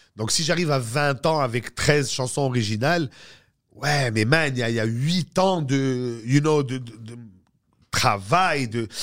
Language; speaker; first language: French; native; French